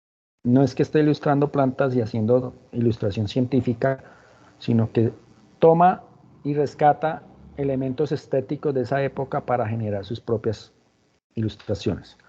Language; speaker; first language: Spanish; native; Spanish